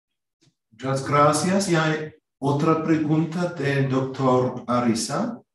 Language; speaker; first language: Spanish; non-native, fluent; German